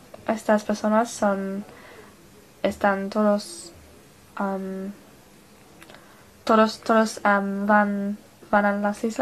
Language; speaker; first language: Spanish; non-native, learner; English